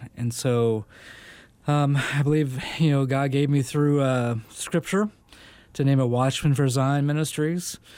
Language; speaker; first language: English; native; English